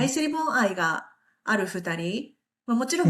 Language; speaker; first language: Japanese; native; Japanese